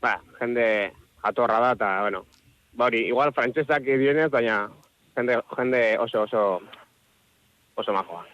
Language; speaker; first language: Basque; non-native, local second language; Spanish